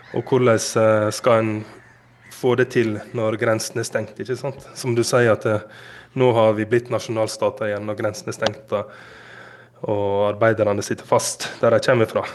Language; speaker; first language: Norwegian; native; Norwegian